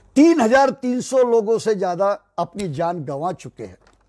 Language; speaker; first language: Hindi; non-native, local second language; Marathi